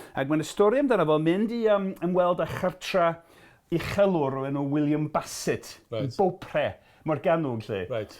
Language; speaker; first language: Welsh; non-native, fluent; English